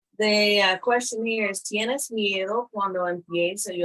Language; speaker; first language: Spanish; non-native, fluent; English